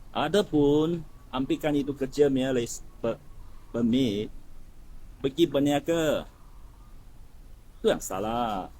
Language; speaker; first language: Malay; non-native, local second language; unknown